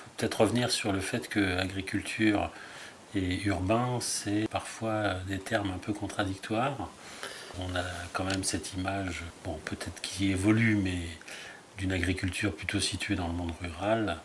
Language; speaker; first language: French; native; French